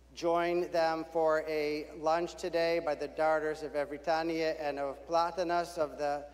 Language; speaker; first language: English; native; English